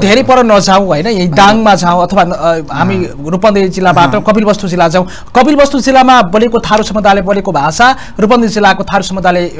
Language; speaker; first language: Nepali; native; Nepali